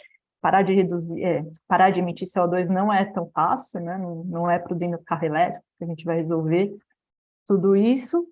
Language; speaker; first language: Portuguese; native; Portuguese